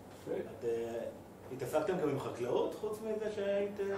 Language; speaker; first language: Hebrew; native; Hebrew